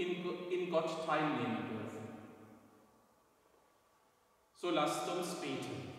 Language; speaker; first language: German; native; German